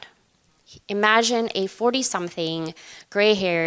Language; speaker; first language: English; non-native, local second language; Urdu